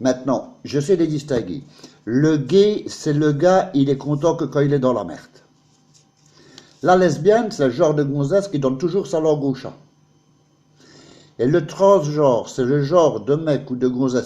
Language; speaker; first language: French; native; French